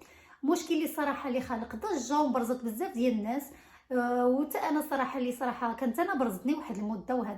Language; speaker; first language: Arabic; native; Arabic